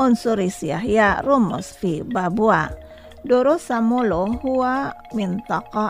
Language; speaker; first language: Arabic; non-native, fluent; Indonesian